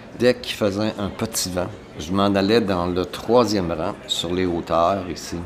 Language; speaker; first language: French; native; French